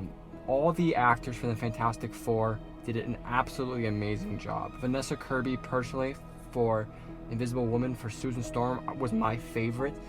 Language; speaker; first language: English; native; English